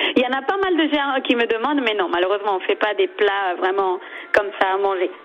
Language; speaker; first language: French; non-native, fluent; Spanish